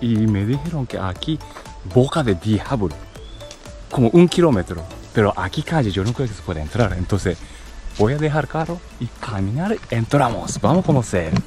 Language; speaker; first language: Spanish; non-native, learner; Japanese